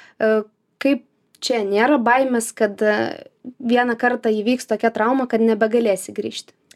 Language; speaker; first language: Lithuanian; native; Lithuanian